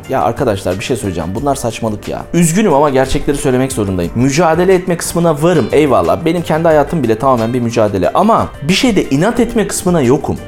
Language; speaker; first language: Turkish; native; Turkish